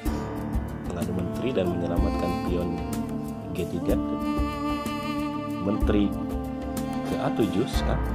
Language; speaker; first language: Indonesian; native; Indonesian